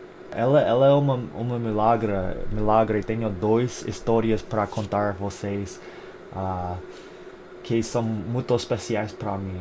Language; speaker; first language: Portuguese; non-native, fluent; English